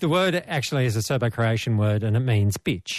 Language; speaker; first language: English; native; English